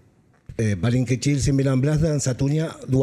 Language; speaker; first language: Indonesian; non-native, fluent; Spanish